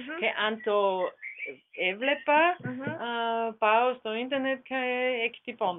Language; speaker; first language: Greek; non-native, learner; German